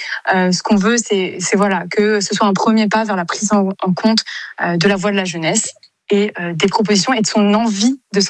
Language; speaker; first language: French; native; French